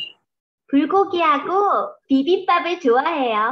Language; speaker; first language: Korean; non-native, learner; Vietnamese